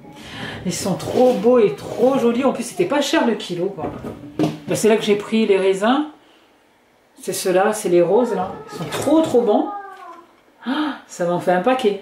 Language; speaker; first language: French; native; French